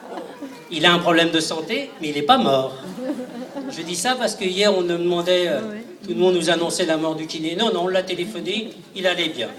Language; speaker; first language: French; native; French